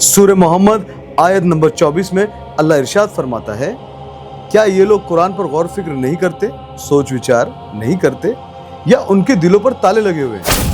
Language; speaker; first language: Hindi; native; Hindi